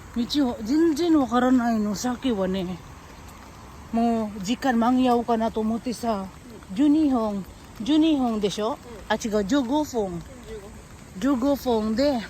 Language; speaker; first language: Japanese; non-native, fluent; Filipino